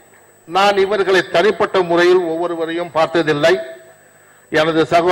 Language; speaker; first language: Tamil; native; Tamil